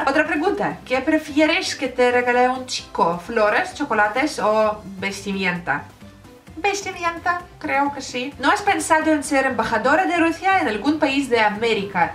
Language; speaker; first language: Spanish; non-native, learner; Russian